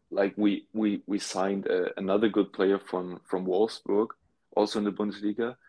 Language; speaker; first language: English; non-native, fluent; German